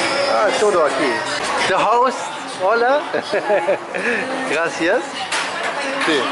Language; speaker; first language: Spanish; non-native, learner; German